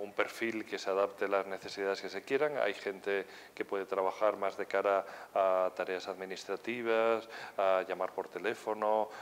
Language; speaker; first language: Spanish; native; Spanish